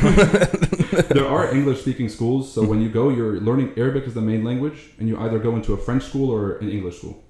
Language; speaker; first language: English; early bilingual, other home language; Arabic